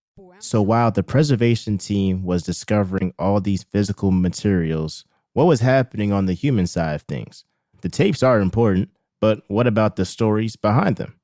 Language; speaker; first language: English; native; English